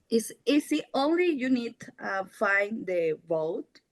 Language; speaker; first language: English; non-native, learner; Spanish